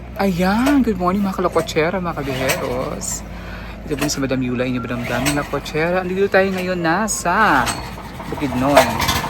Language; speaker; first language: Filipino; native; Filipino